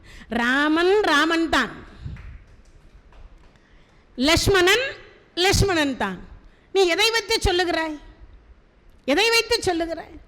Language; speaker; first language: Tamil; native; Tamil